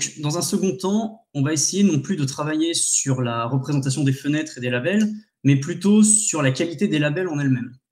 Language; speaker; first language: French; native; French